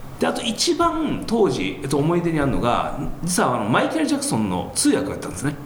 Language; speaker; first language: Japanese; early bilingual, heritage; Japanese